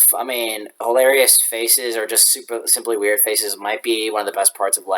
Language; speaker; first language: English; native; English